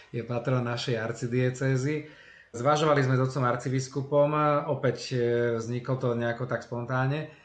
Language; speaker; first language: Slovak; native; Slovak